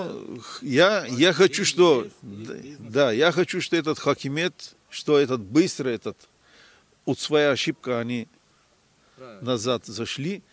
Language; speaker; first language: Russian; non-native, learner; Turkish